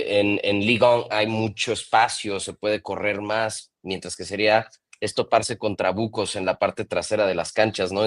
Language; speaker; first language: Spanish; native; Spanish